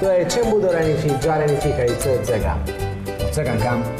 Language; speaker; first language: Chinese; non-native, learner; Italian